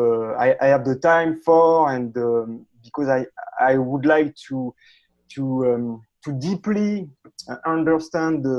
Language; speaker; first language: English; non-native, learner; French